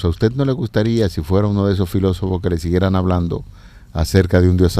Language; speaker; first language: Spanish; native; Spanish